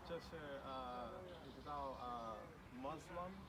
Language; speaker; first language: Chinese; non-native, learner; English